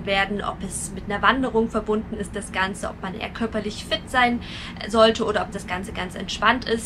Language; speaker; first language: German; native; German